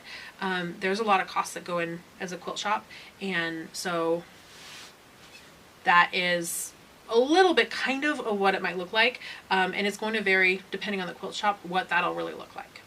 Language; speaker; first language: English; native; English